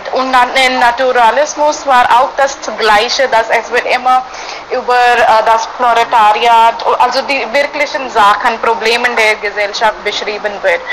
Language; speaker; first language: German; non-native, fluent; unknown